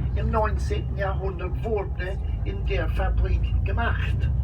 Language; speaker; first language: German; non-native, fluent; English